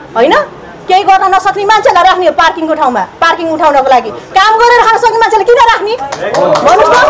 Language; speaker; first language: Nepali; native; Nepali